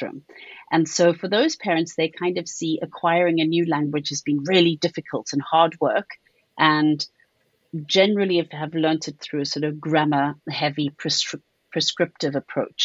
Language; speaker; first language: English; native; English